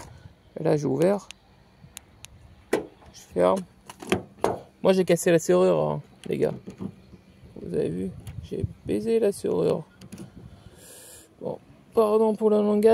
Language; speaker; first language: French; native; French